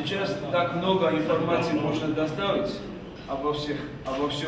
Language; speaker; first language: Russian; non-native, fluent; Georgian